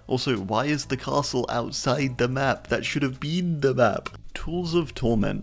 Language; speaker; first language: English; native; English